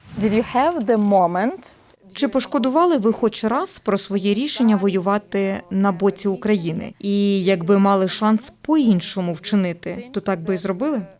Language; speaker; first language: Ukrainian; native; Ukrainian